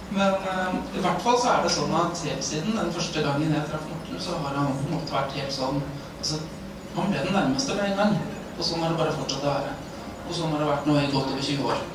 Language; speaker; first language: Norwegian; native; Norwegian